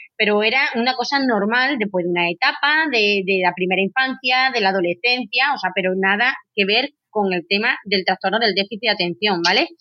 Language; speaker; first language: Spanish; native; Spanish